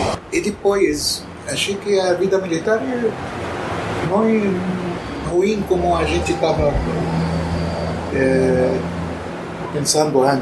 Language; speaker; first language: Portuguese; non-native, fluent; Arabic